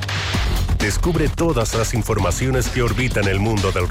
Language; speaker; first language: Spanish; native; Spanish